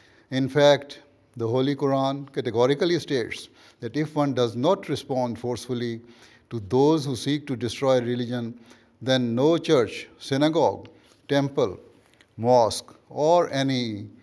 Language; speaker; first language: English; non-native, local second language; Urdu